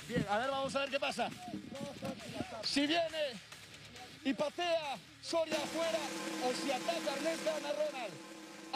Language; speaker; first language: Spanish; native; Spanish